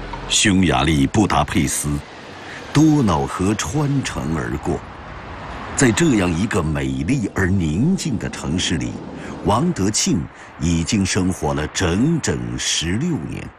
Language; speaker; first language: Chinese; native; Chinese